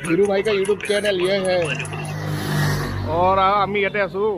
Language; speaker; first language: Hindi; non-native, local second language; Assamese